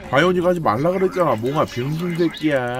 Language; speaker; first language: Korean; native; Korean